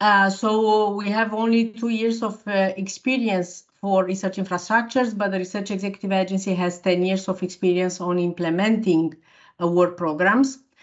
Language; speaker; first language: English; non-native, fluent; Romanian